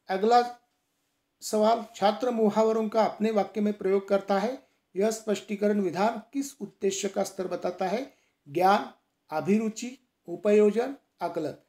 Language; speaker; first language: Hindi; non-native, local second language; Marathi